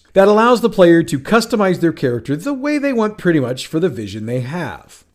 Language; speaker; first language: English; native; English